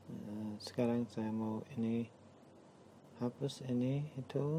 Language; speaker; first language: Indonesian; non-native, learner; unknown